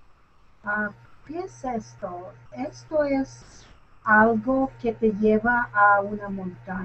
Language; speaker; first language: Spanish; non-native, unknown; English